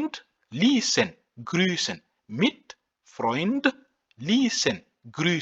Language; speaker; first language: German; non-native, fluent; French